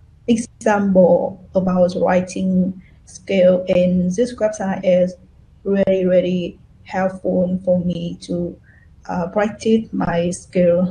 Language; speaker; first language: English; non-native, learner; Vietnamese